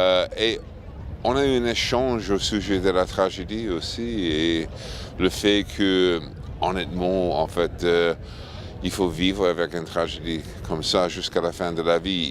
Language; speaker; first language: French; non-native, fluent; English